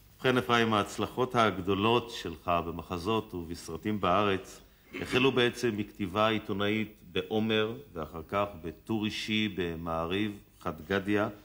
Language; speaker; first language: Hebrew; native; Hebrew